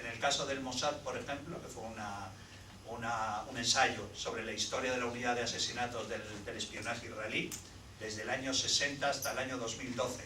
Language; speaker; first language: Spanish; native; Spanish